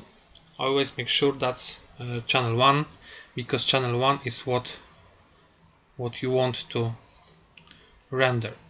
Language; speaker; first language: English; non-native, fluent; Polish